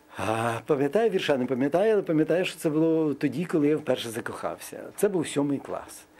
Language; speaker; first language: Ukrainian; non-native, local second language; Russian